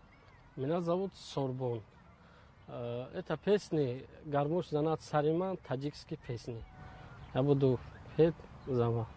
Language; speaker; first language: Russian; non-native, learner; Tajik